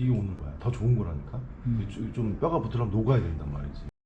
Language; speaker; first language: Korean; native; Korean